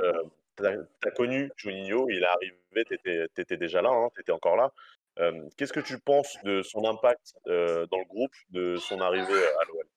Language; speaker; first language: French; native; French